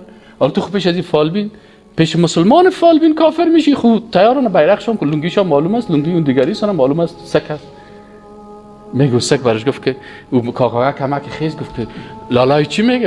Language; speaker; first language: Persian; native; Persian